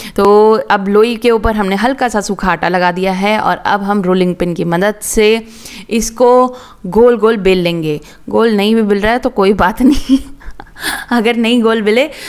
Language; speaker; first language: Hindi; native; Hindi